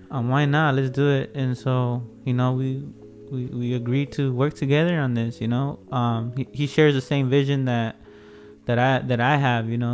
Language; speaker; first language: English; early bilingual, other home language; Spanish